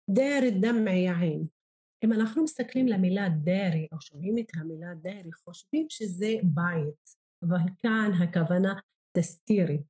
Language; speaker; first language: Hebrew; non-native, local second language; Arabic